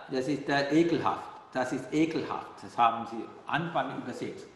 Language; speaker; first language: German; non-native, fluent; Sinhala